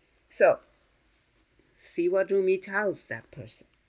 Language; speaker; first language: English; non-native, fluent; Persian